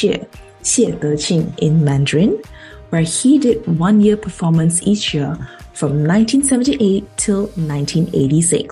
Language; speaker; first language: English; non-native, local second language; Chinese